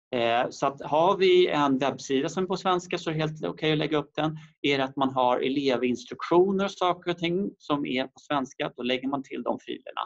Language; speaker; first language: Swedish; native; Swedish